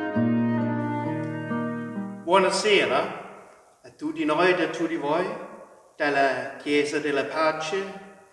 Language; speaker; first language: Italian; non-native, learner; Danish